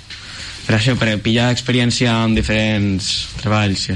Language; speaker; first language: Catalan; non-native, local second language; Spanish